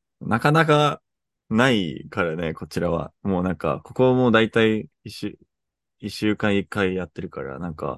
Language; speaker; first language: Japanese; non-native, fluent; English